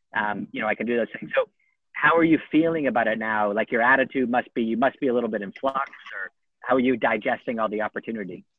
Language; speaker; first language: English; native; English